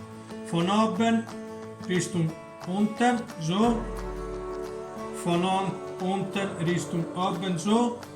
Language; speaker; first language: German; non-native, learner; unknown